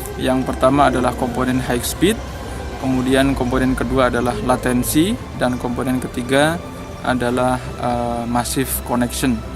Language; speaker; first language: Indonesian; non-native, local second language; Javanese